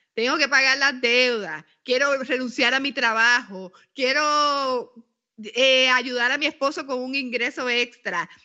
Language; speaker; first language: Spanish; native; Spanish